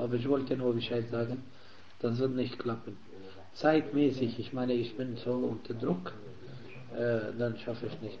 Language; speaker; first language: German; non-native, fluent; Arabic